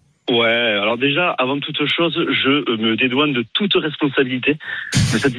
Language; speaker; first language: French; native; French